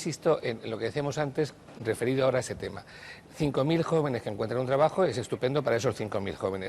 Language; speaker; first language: Spanish; native; Spanish